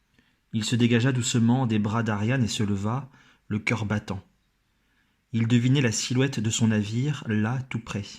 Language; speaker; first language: French; native; French